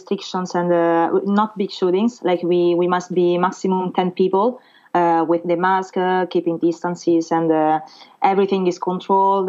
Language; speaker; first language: English; non-native, fluent; Italian